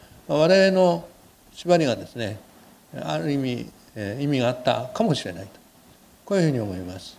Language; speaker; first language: Japanese; native; Japanese